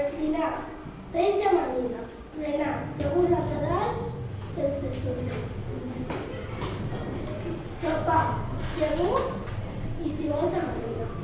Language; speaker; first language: Catalan; non-native, local second language; Spanish